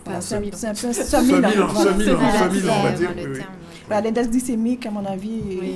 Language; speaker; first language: French; native; French